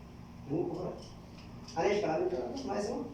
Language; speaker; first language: Arabic; non-native, learner; Hindi